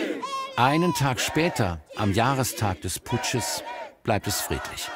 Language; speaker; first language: German; native; German